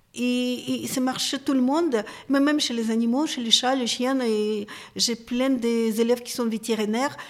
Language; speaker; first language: French; non-native, fluent; Russian